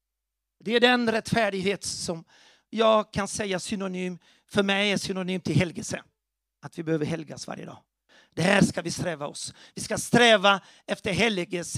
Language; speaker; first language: Swedish; non-native, fluent; Portuguese